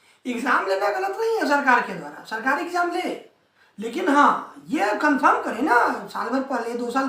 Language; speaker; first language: Hindi; native; Hindi